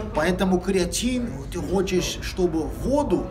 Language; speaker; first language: Russian; non-native, fluent; Portuguese